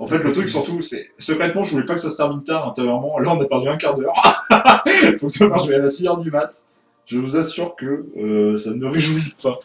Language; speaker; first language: French; native; French